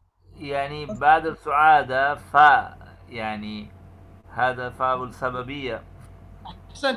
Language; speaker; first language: Arabic; non-native, learner; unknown